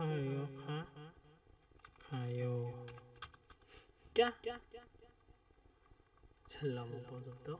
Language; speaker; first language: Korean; non-native, fluent; Khmer